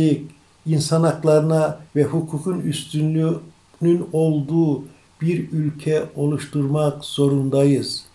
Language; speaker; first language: Turkish; native; Turkish